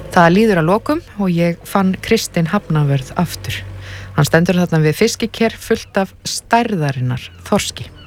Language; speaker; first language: Icelandic; native; Icelandic